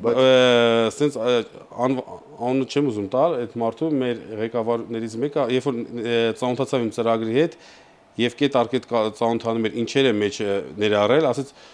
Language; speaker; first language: Armenian; native; Armenian